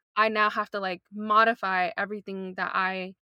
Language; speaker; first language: English; native; English